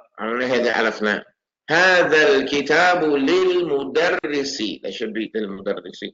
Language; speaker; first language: Arabic; non-native, fluent; English